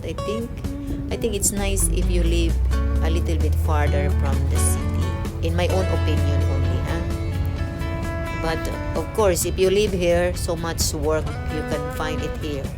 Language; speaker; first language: English; non-native, local second language; Cebuano